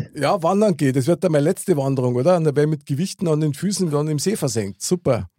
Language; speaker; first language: German; native; German